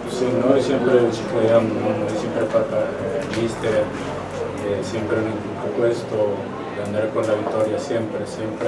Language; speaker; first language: Italian; non-native, learner; Spanish